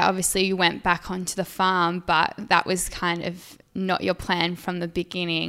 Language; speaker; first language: English; native; English